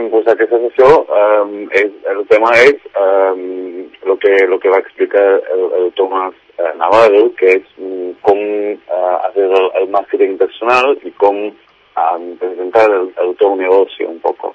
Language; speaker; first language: Catalan; non-native, fluent; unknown